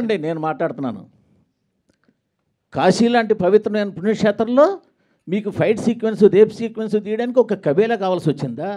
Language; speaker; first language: Telugu; native; Telugu